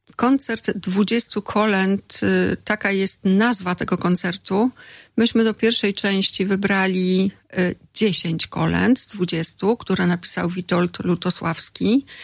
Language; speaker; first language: Polish; native; Polish